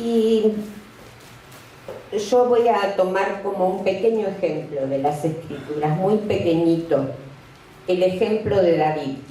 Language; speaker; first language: Spanish; native; Spanish